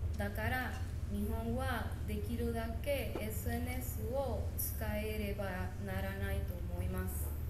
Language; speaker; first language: Japanese; non-native, learner; Spanish